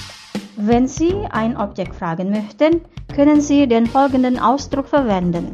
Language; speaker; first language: German; non-native, fluent; Indonesian